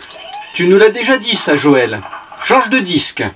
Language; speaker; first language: French; native; French